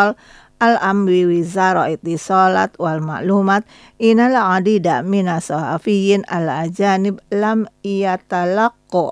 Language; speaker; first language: Arabic; non-native, fluent; Indonesian